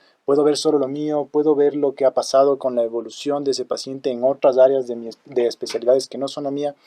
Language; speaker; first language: Spanish; native; Spanish